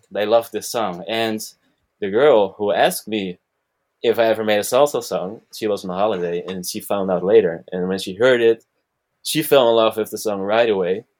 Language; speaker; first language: English; non-native, fluent; Dutch